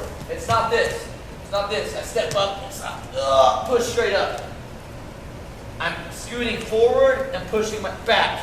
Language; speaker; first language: English; native; English